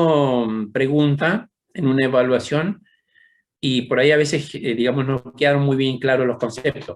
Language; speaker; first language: Spanish; native; Spanish